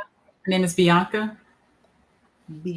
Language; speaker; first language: English; native; English